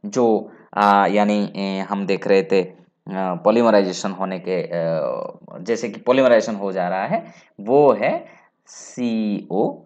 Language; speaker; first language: Hindi; non-native, local second language; Bangla